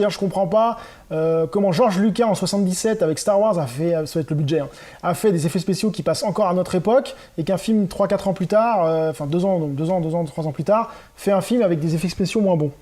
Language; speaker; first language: French; native; French